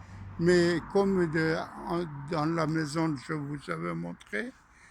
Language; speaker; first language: French; non-native, fluent; Persian